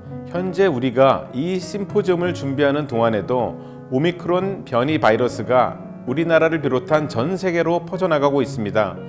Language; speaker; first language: Korean; native; Korean